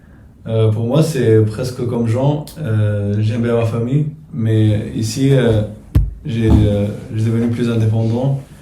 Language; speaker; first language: French; non-native, fluent; Arabic